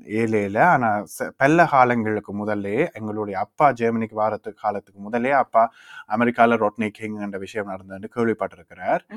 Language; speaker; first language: Tamil; early bilingual, heritage; Tamil